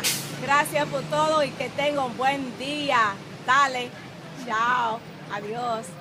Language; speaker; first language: Spanish; non-native, learner; English